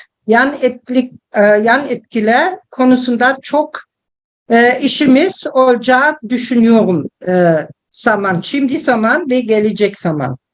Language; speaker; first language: Turkish; non-native, learner; German